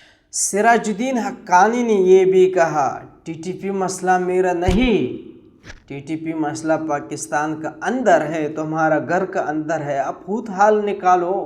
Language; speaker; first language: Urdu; non-native, learner; Pashto